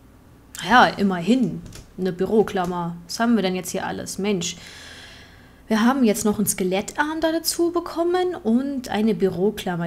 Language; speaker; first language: German; native; German